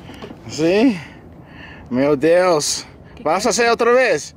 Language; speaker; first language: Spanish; non-native, learner; English